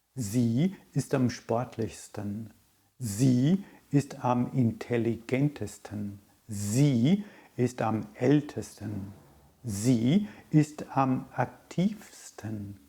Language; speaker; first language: German; non-native, fluent; English